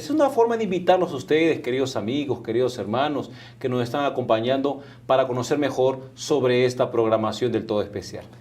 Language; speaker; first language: Spanish; native; Spanish